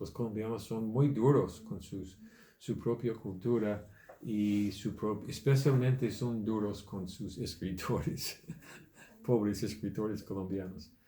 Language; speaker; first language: Spanish; non-native, fluent; English